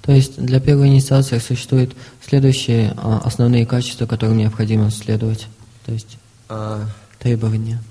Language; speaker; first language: Russian; native; Russian